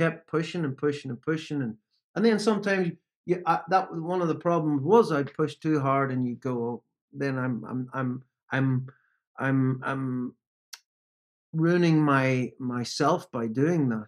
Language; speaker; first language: English; native; English